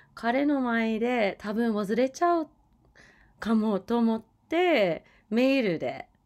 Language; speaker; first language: Japanese; non-native, learner; English